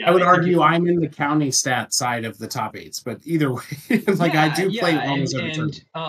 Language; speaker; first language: English; native; English